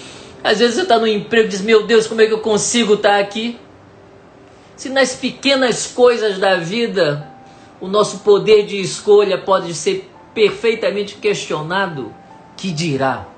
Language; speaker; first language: Portuguese; native; Portuguese